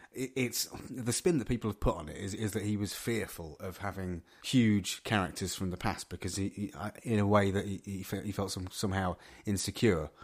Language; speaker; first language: English; native; English